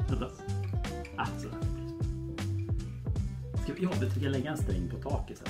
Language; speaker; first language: Swedish; native; Swedish